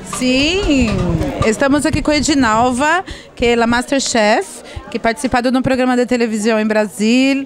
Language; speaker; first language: Spanish; non-native, learner; Portuguese